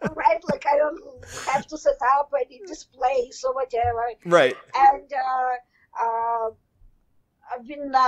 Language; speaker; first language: English; non-native, fluent; Russian